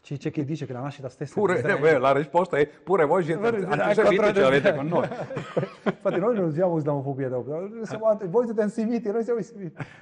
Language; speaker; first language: Italian; non-native, fluent; Arabic